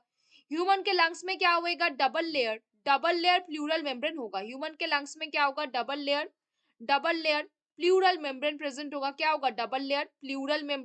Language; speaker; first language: Hindi; native; Hindi